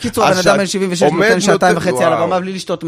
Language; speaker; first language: Hebrew; native; Hebrew